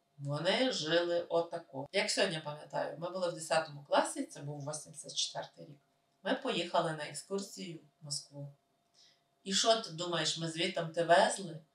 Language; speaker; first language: Ukrainian; native; Ukrainian